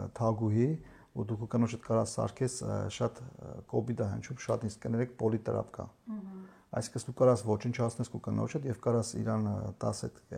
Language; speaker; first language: Armenian; native; Armenian